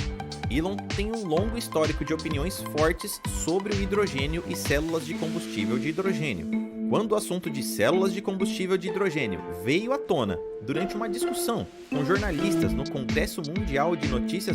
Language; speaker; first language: Portuguese; native; Portuguese